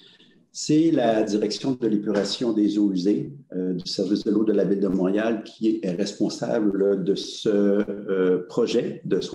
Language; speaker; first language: French; native; French